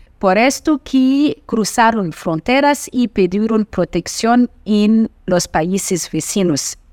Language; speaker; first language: Spanish; non-native, fluent; Portuguese